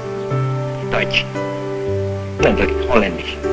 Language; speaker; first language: German; non-native, fluent; Javanese